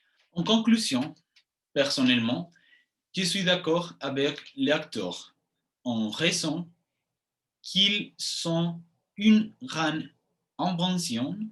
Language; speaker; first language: French; non-native, fluent; Spanish